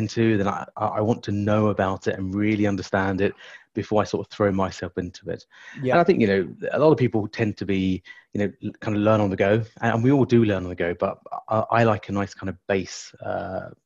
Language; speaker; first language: English; native; English